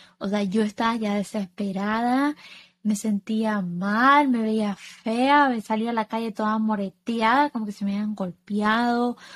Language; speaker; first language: Spanish; early bilingual, heritage; Spanish